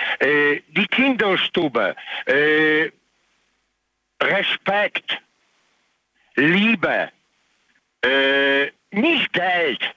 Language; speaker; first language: German; non-native, learner; Polish